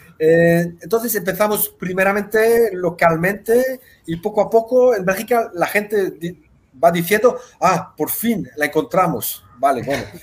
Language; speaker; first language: Spanish; early bilingual, heritage; Spanish